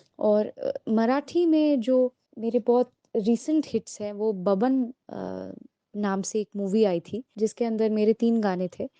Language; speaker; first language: Hindi; non-native, local second language; Bangla